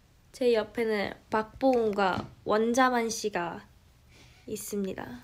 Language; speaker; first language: Korean; native; Korean